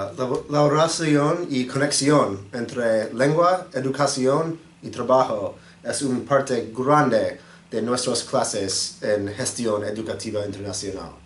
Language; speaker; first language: Spanish; non-native, learner; English